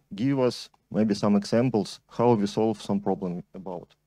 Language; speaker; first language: English; non-native, fluent; Ukrainian